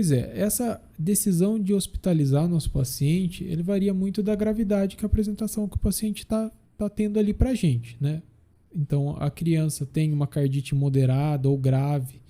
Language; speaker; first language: Portuguese; native; Portuguese